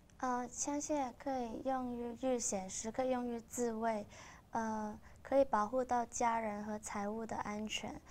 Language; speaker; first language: Chinese; non-native, local second language; Cantonese